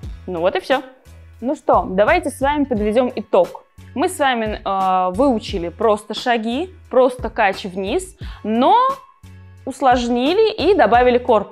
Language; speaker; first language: Russian; native; Russian